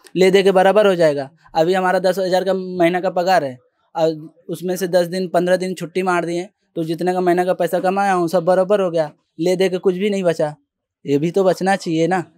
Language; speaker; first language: Hindi; native; Hindi